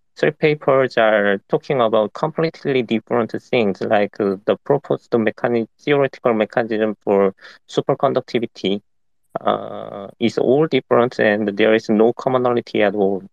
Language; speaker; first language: English; non-native, fluent; Korean